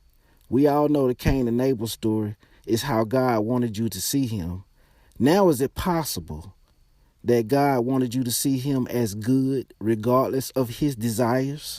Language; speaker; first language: English; native; English